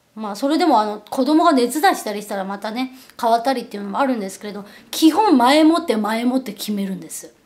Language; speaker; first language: Japanese; non-native, fluent; Korean